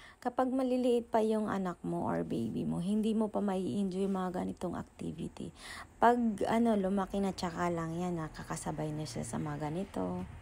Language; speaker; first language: Filipino; native; Filipino